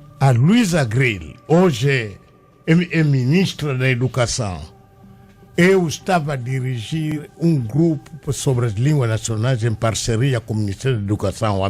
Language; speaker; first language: Portuguese; non-native, local second language; Kongo